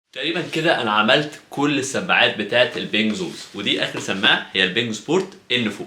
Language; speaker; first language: Arabic; native; Arabic